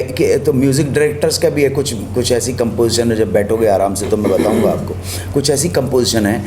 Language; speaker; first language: Hindi; native; Hindi